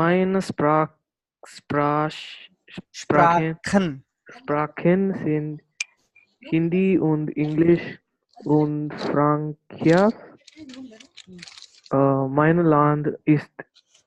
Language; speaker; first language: German; non-native, learner; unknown